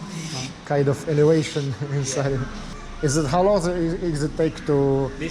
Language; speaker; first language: English; non-native, learner; Russian